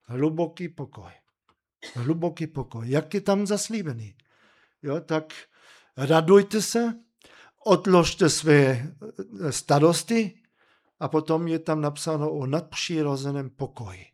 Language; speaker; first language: Czech; non-native, fluent; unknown